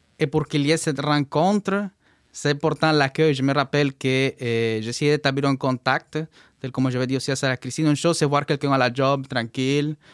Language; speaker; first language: French; non-native, fluent; Spanish